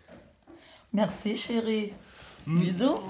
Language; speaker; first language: French; non-native, learner; Malay